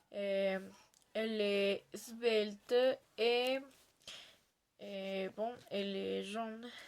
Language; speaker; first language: French; non-native, learner; Spanish